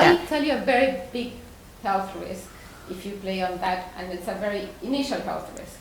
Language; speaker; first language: English; non-native, fluent; Spanish